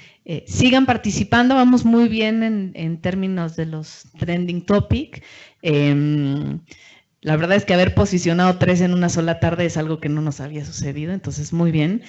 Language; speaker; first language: Spanish; native; Spanish